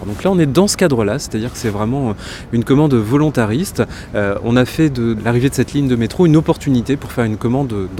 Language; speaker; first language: French; native; French